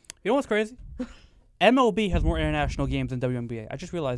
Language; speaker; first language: English; native; English